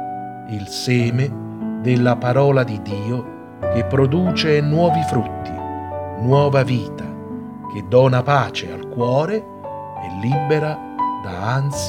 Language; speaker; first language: Italian; native; Italian